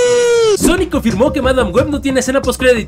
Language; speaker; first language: Spanish; native; Spanish